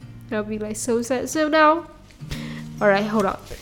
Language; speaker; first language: English; non-native, local second language; Chinese